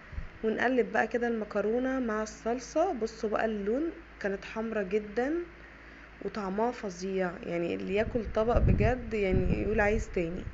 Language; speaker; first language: Arabic; native; Arabic